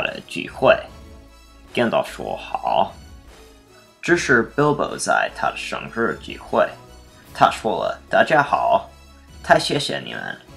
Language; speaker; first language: Chinese; non-native, learner; English